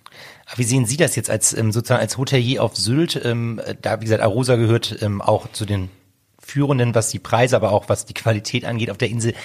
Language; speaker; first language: German; native; German